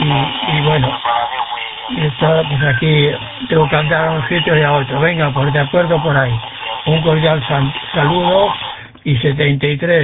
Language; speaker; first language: Spanish; native; Spanish